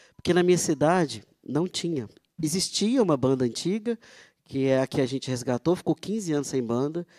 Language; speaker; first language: Portuguese; native; Portuguese